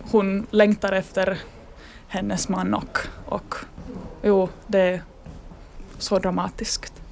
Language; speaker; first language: Swedish; non-native, learner; Finnish